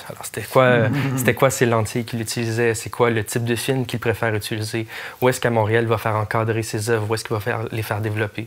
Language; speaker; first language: French; native; French